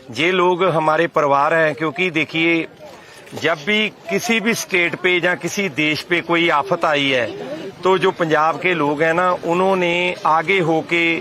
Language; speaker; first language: Urdu; non-native, local second language; Punjabi